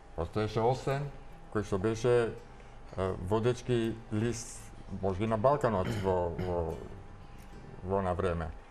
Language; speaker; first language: Macedonian; native; Macedonian